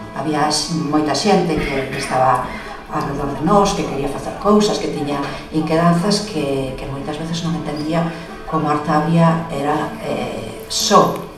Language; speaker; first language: Galician; non-native, local second language; Spanish